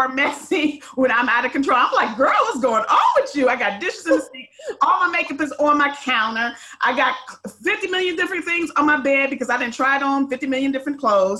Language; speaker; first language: English; native; English